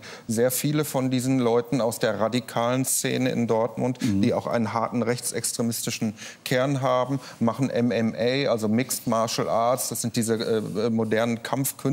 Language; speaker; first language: German; native; German